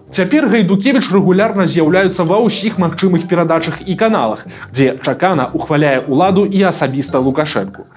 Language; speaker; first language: Belarusian; native; Belarusian